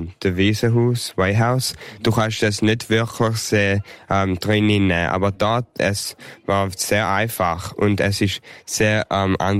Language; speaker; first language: German; early bilingual, heritage; English